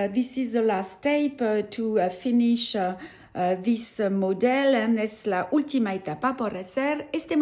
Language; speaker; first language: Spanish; non-native, learner; French